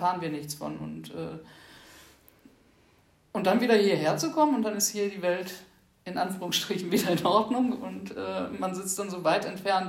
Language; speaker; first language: German; native; German